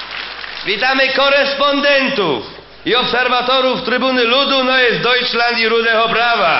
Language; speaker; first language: Polish; native; Polish